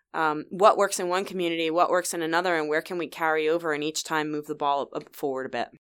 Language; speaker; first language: English; native; English